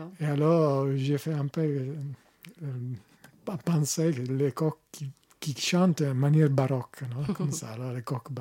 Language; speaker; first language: French; non-native, learner; Italian